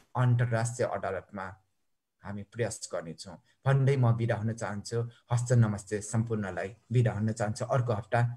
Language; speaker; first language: Nepali; non-native, local second language; Newari